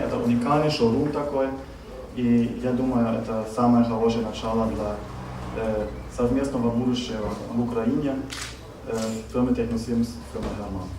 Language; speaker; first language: Russian; non-native, learner; German